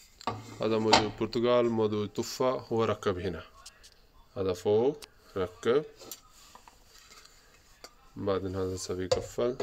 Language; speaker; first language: Arabic; non-native, learner; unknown